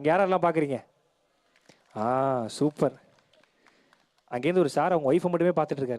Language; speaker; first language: Tamil; native; Tamil